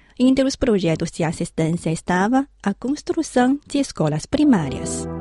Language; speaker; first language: Portuguese; non-native, fluent; Chinese